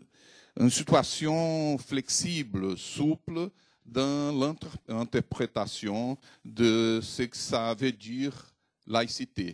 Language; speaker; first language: French; non-native, fluent; Portuguese